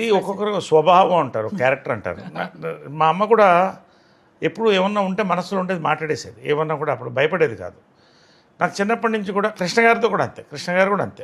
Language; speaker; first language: Telugu; native; Telugu